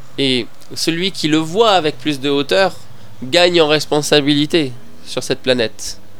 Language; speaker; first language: French; non-native, fluent; Persian